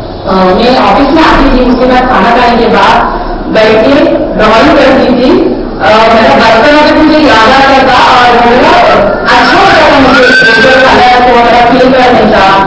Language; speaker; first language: Hindi; non-native, local second language; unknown